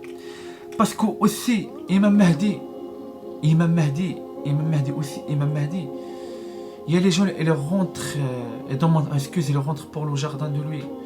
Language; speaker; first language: French; non-native, learner; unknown